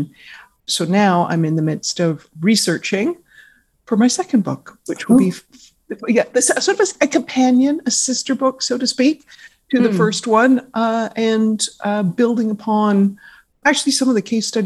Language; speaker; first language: English; native; English